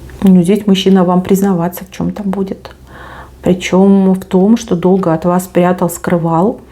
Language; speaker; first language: Russian; native; Russian